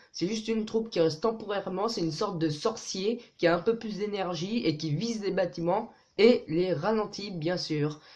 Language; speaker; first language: French; native; French